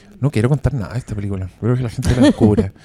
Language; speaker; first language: Spanish; native; Spanish